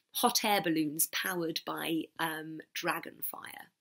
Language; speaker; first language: English; native; English